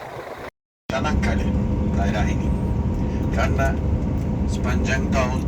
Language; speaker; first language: Indonesian; non-native, fluent; Turkish